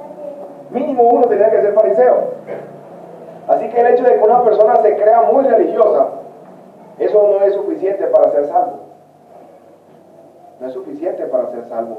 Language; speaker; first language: Spanish; native; Spanish